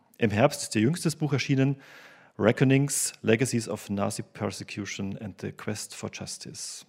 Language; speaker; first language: German; native; German